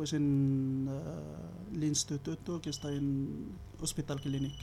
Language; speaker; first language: Spanish; non-native, learner; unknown